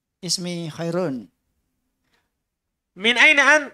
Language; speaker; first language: Arabic; non-native, fluent; Indonesian